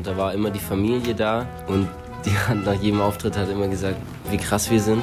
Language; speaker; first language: German; native; German